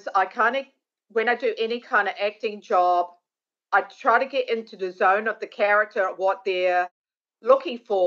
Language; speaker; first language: English; native; English